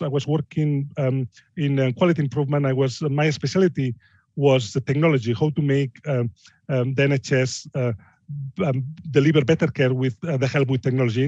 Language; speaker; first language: English; non-native, fluent; Spanish